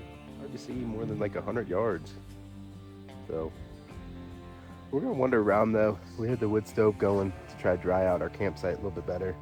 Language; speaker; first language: English; native; English